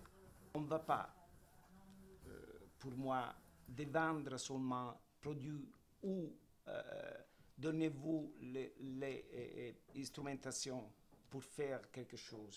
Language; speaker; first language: French; non-native, learner; Italian